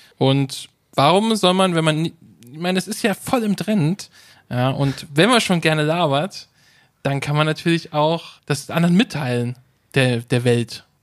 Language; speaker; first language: German; native; German